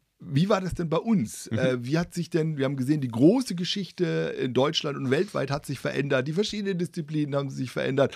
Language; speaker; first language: German; native; German